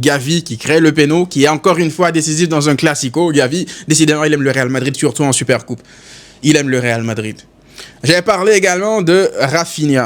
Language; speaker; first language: French; native; French